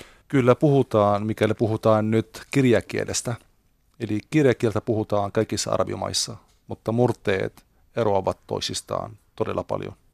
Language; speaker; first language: Finnish; non-native, fluent; Arabic